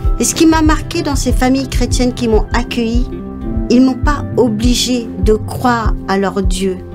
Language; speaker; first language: French; non-native, local second language; Morisyen